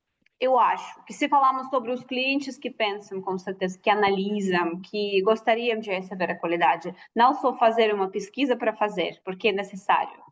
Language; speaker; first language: Portuguese; non-native, fluent; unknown